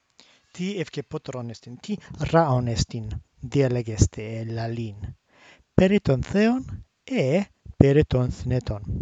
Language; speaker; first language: Greek; non-native, fluent; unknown